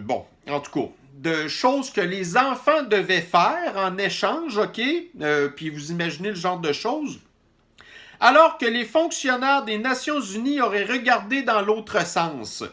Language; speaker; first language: French; native; French